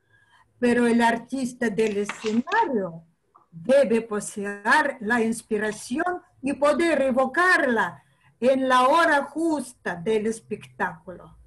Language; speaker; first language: Spanish; non-native, fluent; Russian